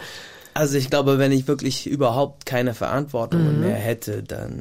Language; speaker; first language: German; non-native, fluent; English